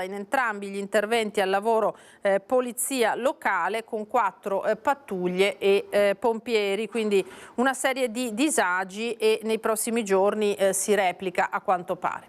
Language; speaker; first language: Italian; native; Italian